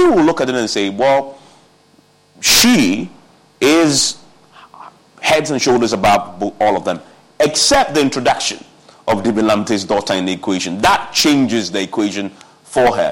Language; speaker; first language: English; non-native, local second language; Akan